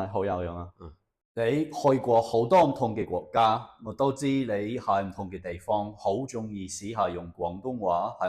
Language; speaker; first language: Cantonese; non-native, fluent; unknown